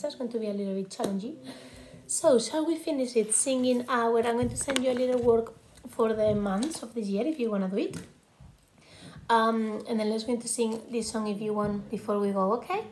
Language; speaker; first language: English; non-native, fluent; Spanish